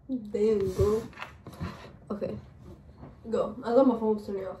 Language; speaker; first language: English; native; English